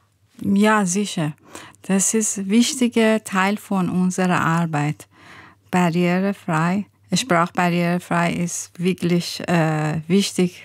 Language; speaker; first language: German; non-native, learner; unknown